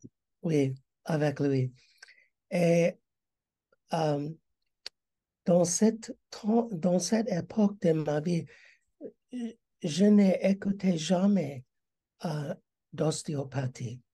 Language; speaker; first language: French; non-native, learner; English